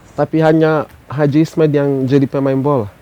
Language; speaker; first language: Indonesian; non-native, fluent; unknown